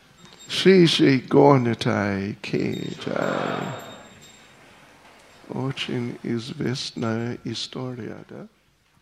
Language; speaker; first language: Russian; non-native, learner; English